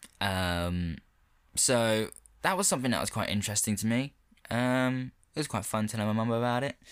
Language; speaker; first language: English; native; English